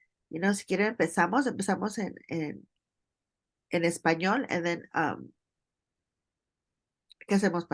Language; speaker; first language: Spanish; early bilingual, heritage; Spanish